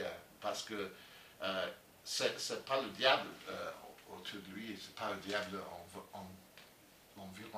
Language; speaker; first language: French; non-native, learner; English